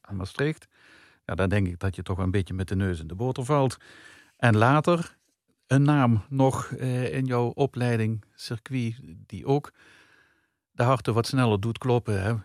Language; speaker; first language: Dutch; native; Dutch